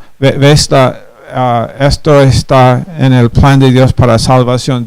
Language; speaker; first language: Spanish; non-native, fluent; English